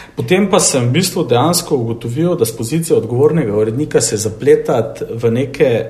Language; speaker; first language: Slovenian; native; Slovenian